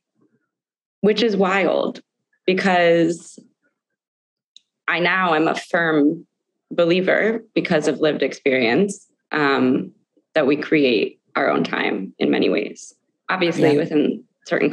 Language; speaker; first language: English; native; English